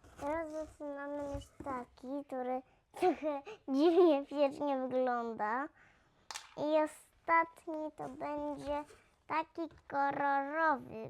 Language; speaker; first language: Polish; early bilingual, heritage; Polish